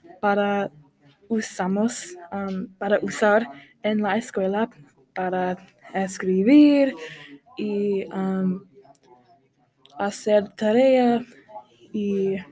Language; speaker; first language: Spanish; non-native, learner; English